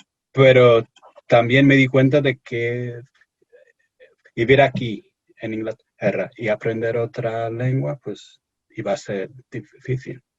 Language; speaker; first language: Spanish; non-native, fluent; English